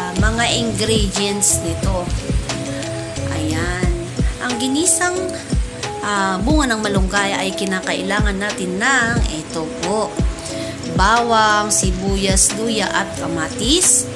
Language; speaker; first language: Filipino; non-native, local second language; Iloko